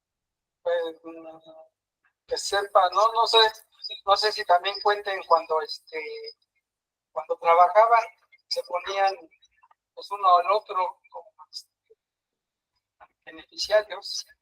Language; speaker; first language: Spanish; native; Spanish